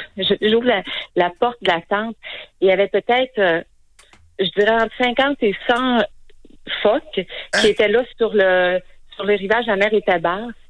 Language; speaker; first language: French; native; French